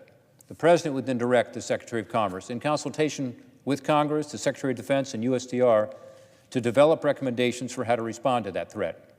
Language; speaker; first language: English; native; English